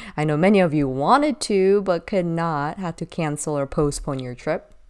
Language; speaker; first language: English; early bilingual, other home language; Korean